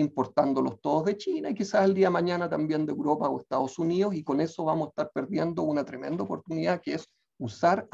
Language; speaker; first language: Spanish; native; Spanish